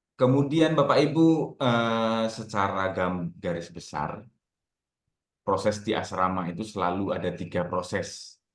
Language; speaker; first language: Indonesian; native; Indonesian